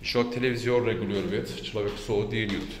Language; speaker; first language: Russian; non-native, learner; Turkish